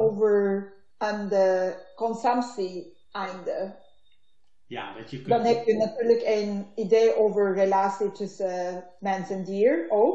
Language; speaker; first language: Dutch; non-native, learner; Turkish